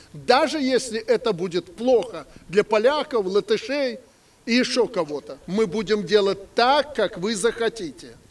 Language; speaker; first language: Russian; native; Russian